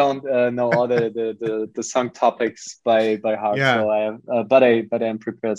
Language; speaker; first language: English; non-native, fluent; German